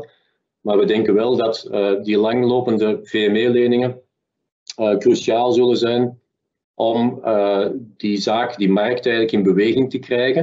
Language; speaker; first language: Dutch; native; Dutch